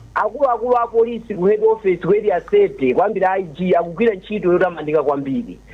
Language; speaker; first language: Nyanja; native; Nyanja